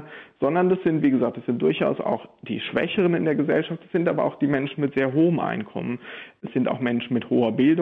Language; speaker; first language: German; native; German